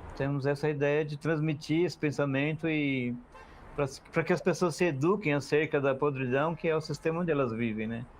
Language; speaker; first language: Portuguese; native; Portuguese